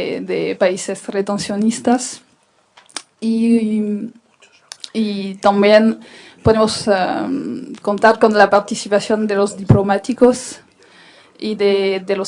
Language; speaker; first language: Spanish; non-native, fluent; French